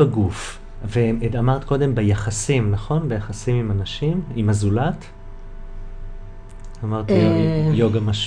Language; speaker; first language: Hebrew; native; Hebrew